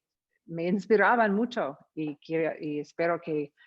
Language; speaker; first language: Spanish; non-native, fluent; English